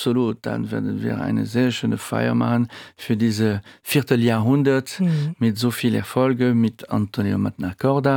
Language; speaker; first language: German; non-native, fluent; French